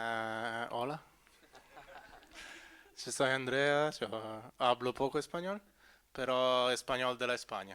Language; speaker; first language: Spanish; non-native, learner; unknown